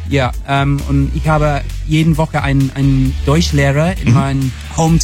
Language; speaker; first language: German; non-native, learner; English